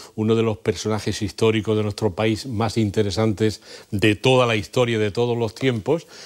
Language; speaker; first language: Spanish; native; Spanish